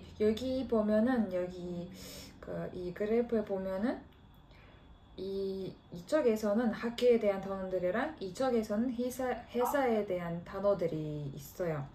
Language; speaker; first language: Korean; non-native, fluent; Kazakh